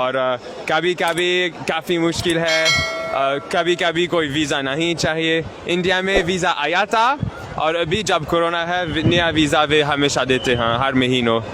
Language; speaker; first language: Hindi; non-native, learner; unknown